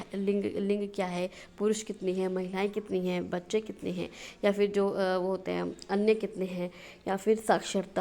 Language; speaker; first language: Hindi; native; Hindi